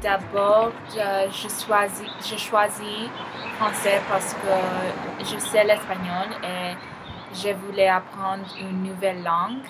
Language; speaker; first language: French; non-native, learner; Spanish